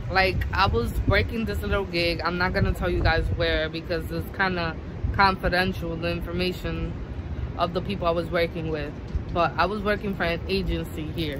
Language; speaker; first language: English; native; English